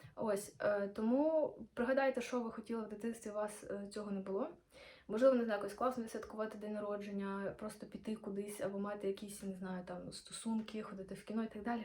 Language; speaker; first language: Ukrainian; non-native, local second language; Russian